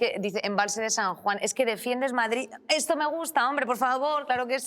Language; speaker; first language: Spanish; native; Spanish